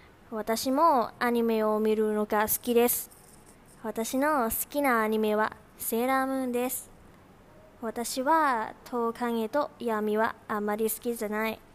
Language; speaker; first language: Japanese; non-native, learner; Thai